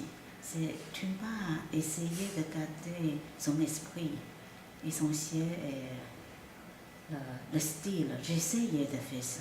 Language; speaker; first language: French; non-native, fluent; Chinese